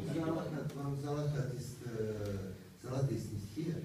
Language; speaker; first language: German; non-native, fluent; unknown